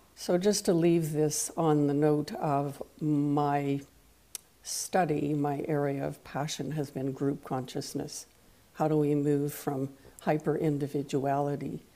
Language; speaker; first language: English; non-native, fluent; French